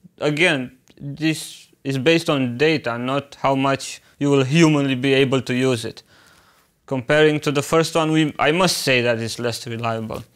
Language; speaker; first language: English; non-native, fluent; Romanian